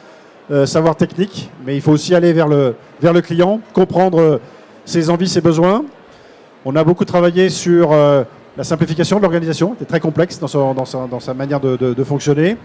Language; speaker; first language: French; native; French